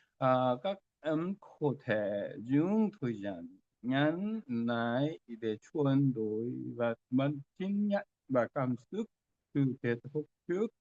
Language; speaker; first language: Vietnamese; non-native, learner; Korean